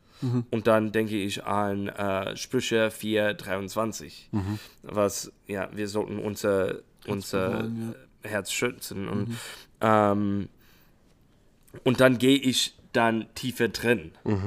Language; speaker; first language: German; non-native, fluent; English